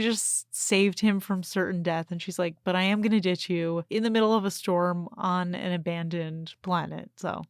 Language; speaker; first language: English; native; English